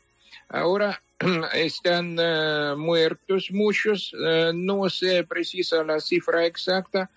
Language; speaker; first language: Spanish; non-native, fluent; Ukrainian